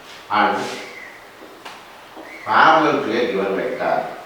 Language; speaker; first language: English; non-native, local second language; Tamil